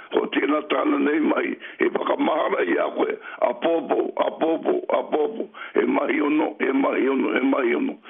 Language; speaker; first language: Māori; native; Māori